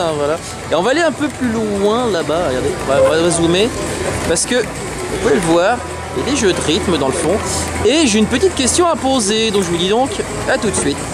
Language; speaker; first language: French; native; French